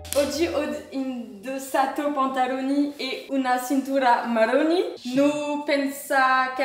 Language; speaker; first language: Italian; non-native, learner; French